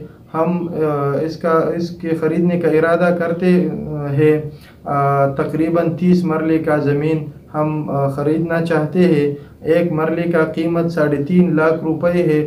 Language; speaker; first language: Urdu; non-native, local second language; Pashto